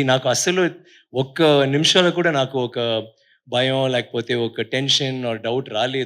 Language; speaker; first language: Telugu; non-native, learner; Tamil